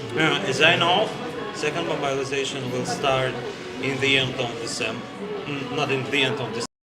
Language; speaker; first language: English; non-native, learner; Russian